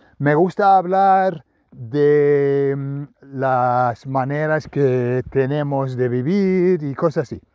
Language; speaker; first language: Spanish; non-native, fluent; English